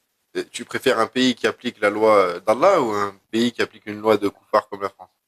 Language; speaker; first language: French; native; French